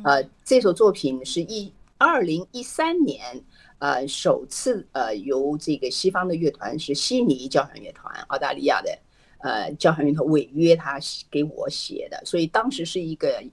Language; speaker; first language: Chinese; native; Chinese